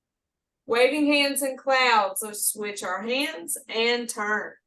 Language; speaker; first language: English; native; English